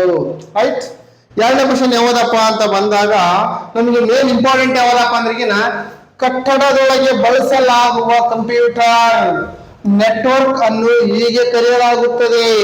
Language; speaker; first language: Kannada; native; Kannada